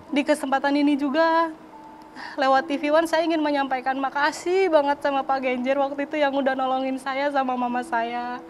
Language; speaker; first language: Indonesian; native; Indonesian